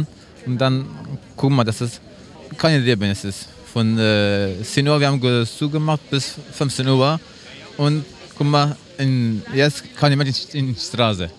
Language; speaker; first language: German; non-native, learner; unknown